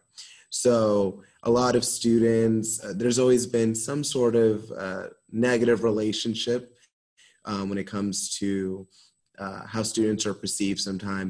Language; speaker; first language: English; native; English